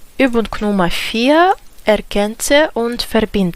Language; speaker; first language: German; non-native, fluent; Ukrainian